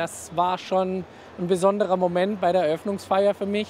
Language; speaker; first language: German; native; German